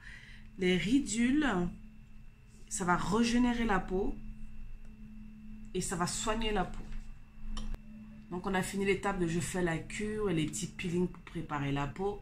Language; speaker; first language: French; native; French